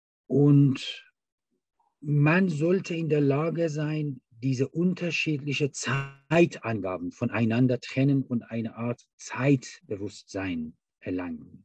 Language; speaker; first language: German; non-native, fluent; Persian